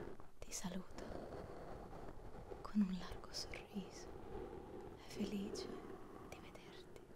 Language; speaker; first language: Italian; native; Italian